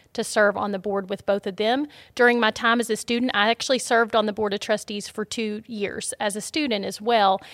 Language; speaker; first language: English; native; English